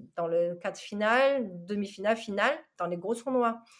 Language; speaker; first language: French; non-native, fluent; Chinese